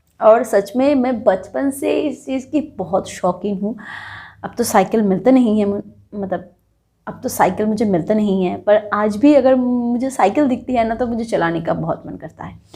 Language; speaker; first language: Hindi; non-native, local second language; Bangla